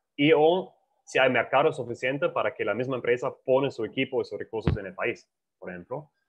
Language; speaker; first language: Spanish; non-native, fluent; German